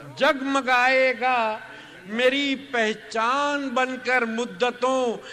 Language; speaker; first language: Urdu; native; Urdu